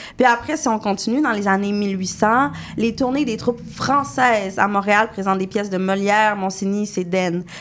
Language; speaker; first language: French; native; French